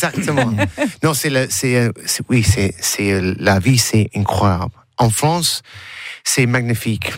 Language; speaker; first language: French; non-native, learner; English